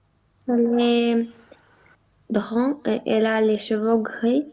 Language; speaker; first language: French; non-native, learner; Romanian